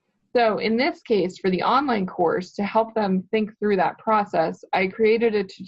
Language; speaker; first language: English; native; English